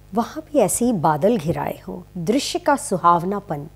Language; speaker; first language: Hindi; native; Hindi